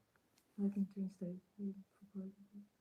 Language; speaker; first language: English; non-native, learner; Ukrainian